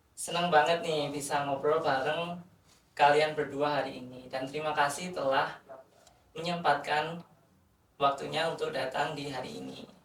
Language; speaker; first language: Indonesian; native; Indonesian